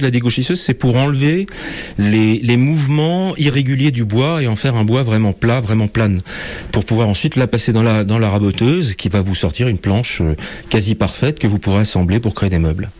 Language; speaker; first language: French; native; French